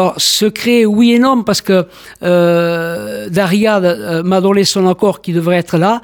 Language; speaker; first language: French; native; French